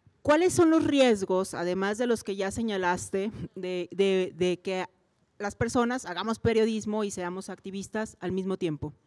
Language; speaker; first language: Spanish; native; Spanish